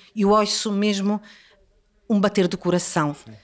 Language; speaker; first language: Portuguese; non-native, fluent; Italian